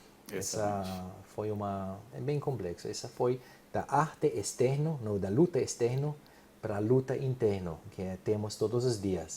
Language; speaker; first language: Portuguese; non-native, fluent; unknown